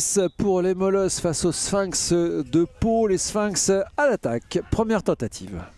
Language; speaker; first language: French; native; French